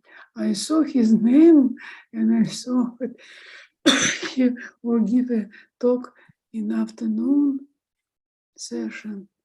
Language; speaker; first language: English; non-native, fluent; Russian